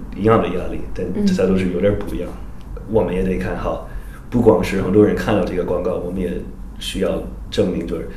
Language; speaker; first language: Chinese; non-native, fluent; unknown